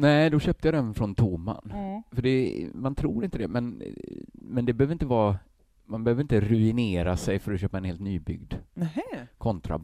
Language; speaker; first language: Swedish; native; Swedish